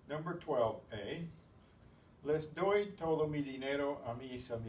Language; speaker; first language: Spanish; non-native, fluent; English